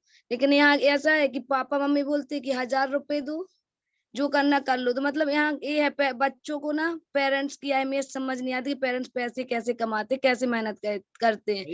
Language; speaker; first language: Hindi; native; Hindi